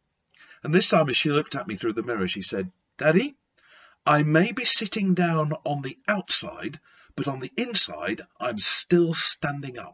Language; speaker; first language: English; native; English